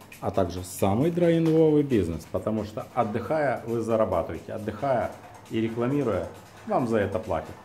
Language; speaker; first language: Russian; native; Russian